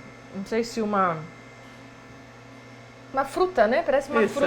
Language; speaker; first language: Portuguese; native; Portuguese